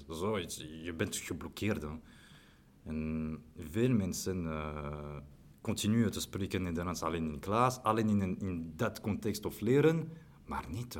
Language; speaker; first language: Dutch; non-native, learner; French